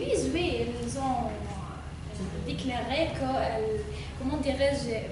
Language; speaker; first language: French; non-native, learner; Arabic